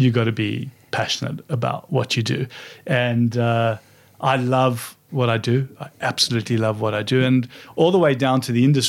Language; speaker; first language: English; native; English